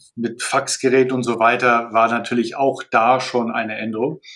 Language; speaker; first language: German; non-native, fluent; Malay